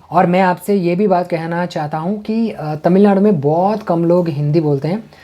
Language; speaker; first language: Hindi; non-native, local second language; Tamil